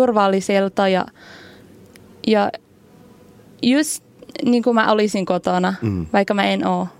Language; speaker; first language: Finnish; non-native, learner; English